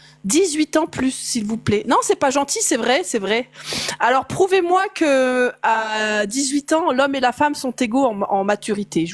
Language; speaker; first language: French; native; French